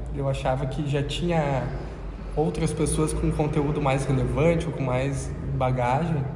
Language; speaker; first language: Portuguese; native; Portuguese